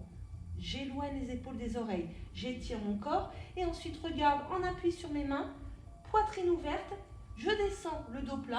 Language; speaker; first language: French; native; French